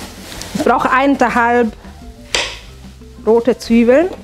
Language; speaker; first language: German; non-native, fluent; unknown